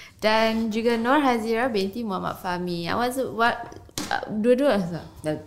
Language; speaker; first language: Malay; native; Malay